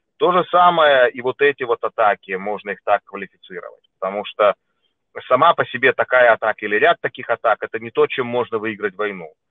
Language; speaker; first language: Russian; native; Russian